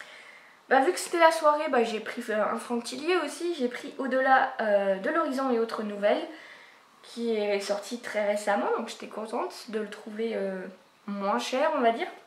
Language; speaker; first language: French; native; French